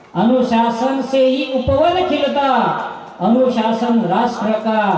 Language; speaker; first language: Hindi; non-native, local second language; Marathi